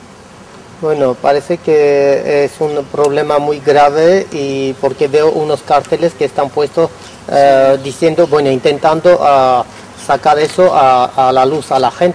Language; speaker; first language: Spanish; non-native, fluent; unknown